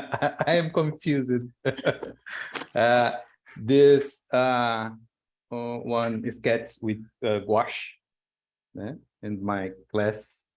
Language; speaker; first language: English; non-native, learner; Portuguese